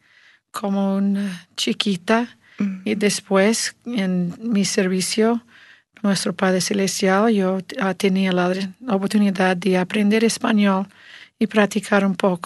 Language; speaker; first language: Spanish; non-native, learner; English